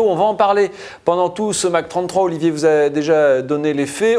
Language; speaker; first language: French; native; French